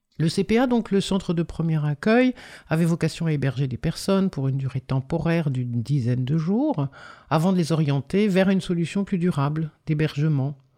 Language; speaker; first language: French; native; French